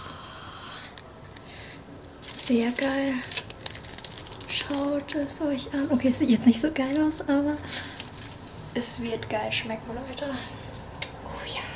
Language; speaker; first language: German; early bilingual, other home language; Vietnamese